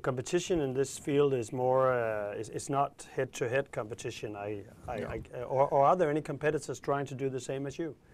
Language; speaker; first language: English; non-native, fluent; Danish